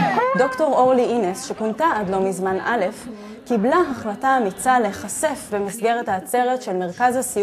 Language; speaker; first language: Hebrew; native; Hebrew